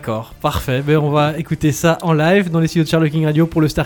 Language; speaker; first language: French; native; French